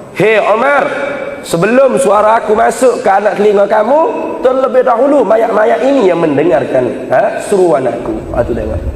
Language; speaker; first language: Malay; native; Malay